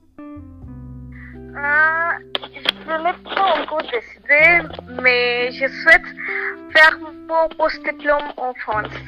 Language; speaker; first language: French; non-native, learner; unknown